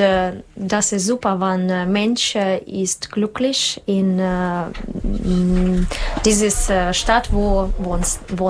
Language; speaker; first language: German; non-native, learner; Russian